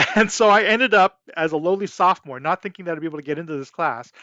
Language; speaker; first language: English; early bilingual, other home language; Chinese